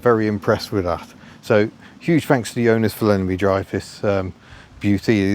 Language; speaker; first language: English; native; English